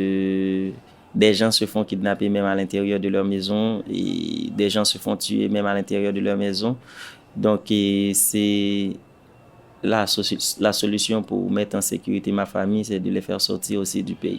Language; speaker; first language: French; non-native, local second language; Haitian Creole